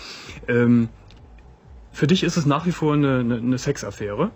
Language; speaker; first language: German; native; German